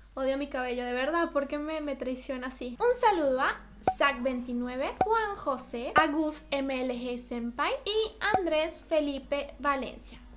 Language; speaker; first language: Spanish; native; Spanish